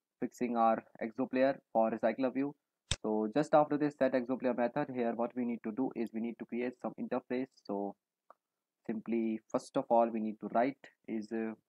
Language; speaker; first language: English; non-native, local second language; Hindi